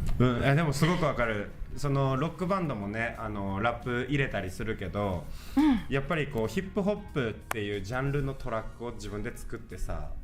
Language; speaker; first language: Japanese; native; Japanese